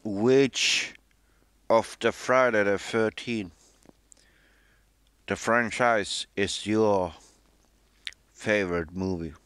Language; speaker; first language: English; non-native, fluent; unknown